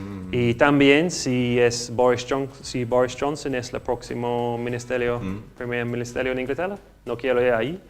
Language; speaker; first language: Spanish; non-native, learner; English